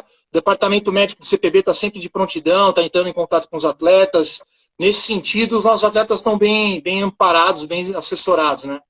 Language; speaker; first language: Portuguese; native; Portuguese